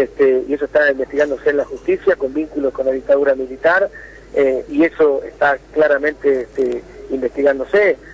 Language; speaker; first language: Spanish; native; Spanish